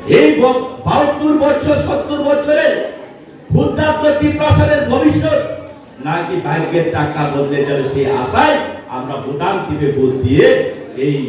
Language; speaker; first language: Bangla; non-native, local second language; Kok Borok